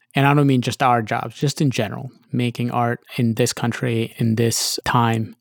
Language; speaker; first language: English; early bilingual, other home language; Russian